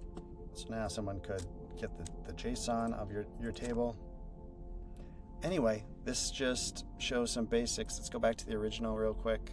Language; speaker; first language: English; native; English